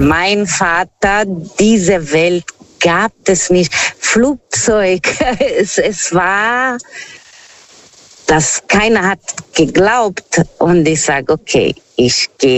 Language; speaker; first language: German; non-native, fluent; Portuguese